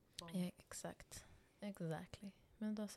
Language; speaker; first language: Swedish; non-native, local second language; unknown